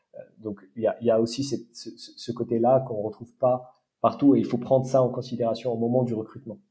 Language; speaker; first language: French; non-native, local second language; Arabic